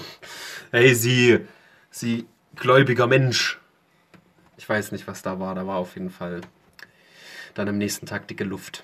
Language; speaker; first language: German; native; German